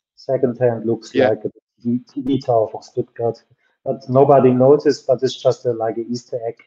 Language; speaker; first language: English; non-native, fluent; German